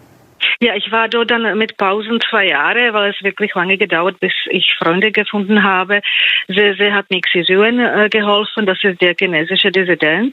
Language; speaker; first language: German; non-native, fluent; Czech